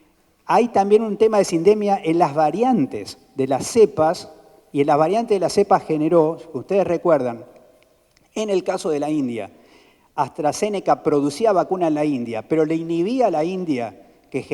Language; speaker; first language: Spanish; native; Spanish